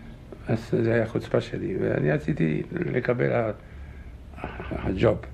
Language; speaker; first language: Hebrew; non-native, fluent; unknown